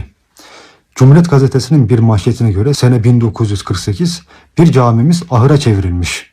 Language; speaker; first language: Turkish; native; Turkish